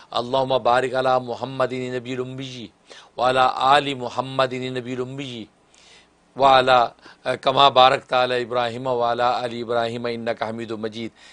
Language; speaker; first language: Urdu; native; Urdu